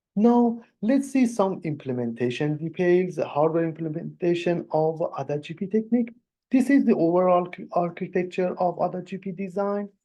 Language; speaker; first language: English; non-native, fluent; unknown